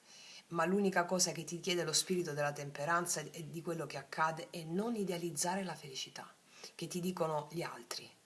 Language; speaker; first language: Italian; native; Italian